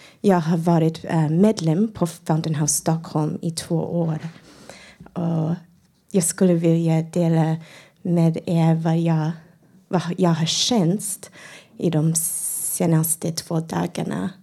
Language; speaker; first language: Swedish; non-native, learner; English